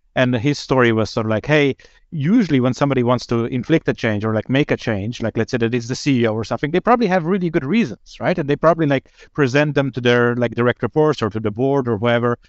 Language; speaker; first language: English; non-native, fluent; Slovenian